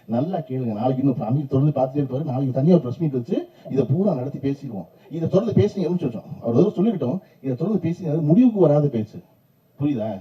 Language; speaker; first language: Tamil; native; Tamil